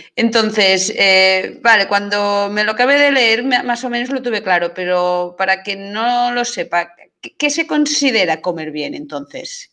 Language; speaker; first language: Spanish; non-native, local second language; Catalan